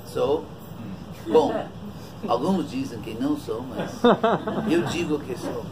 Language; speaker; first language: Portuguese; non-native, fluent; English